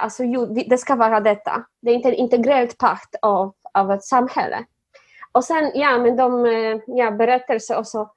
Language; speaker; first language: Swedish; non-native, fluent; Polish